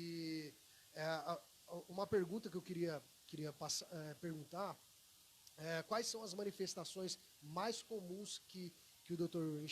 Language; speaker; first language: Portuguese; native; Portuguese